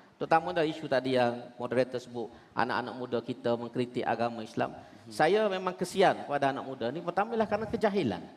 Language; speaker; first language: Malay; native; Malay